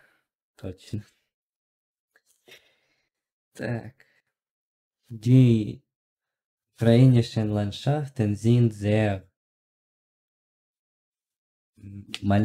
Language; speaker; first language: German; non-native, learner; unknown